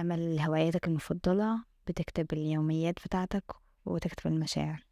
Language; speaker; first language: Arabic; native; Arabic